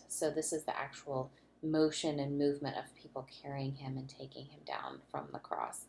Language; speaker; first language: English; native; English